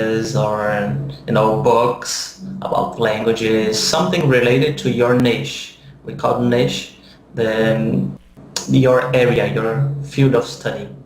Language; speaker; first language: English; non-native, fluent; Portuguese